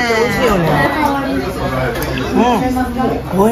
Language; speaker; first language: Japanese; native; Japanese